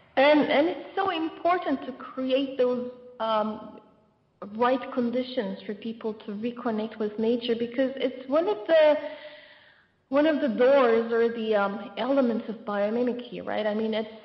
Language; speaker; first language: English; non-native, fluent; Turkish